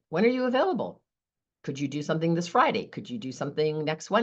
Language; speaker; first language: English; native; English